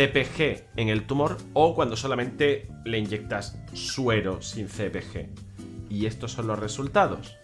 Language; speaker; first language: Spanish; native; Spanish